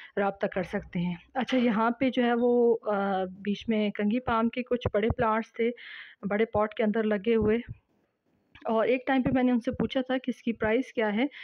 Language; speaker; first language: Urdu; native; Urdu